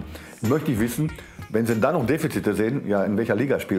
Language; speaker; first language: German; native; German